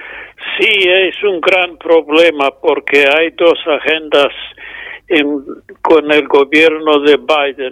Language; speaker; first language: Spanish; non-native, fluent; English